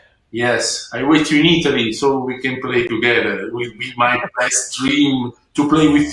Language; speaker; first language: English; non-native, learner; Italian